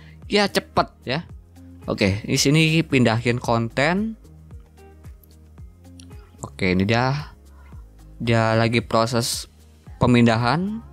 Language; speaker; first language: Indonesian; native; Indonesian